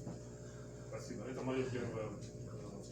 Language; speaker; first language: Russian; non-native, fluent; Belarusian